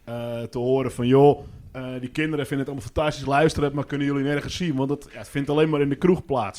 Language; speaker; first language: Dutch; native; Dutch